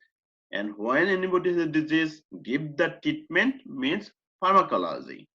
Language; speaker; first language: English; non-native, fluent; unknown